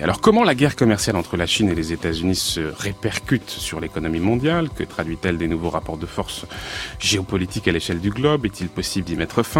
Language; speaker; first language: French; native; French